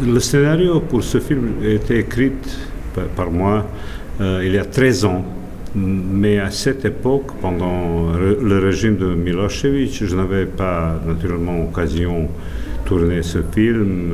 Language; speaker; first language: French; non-native, fluent; Serbian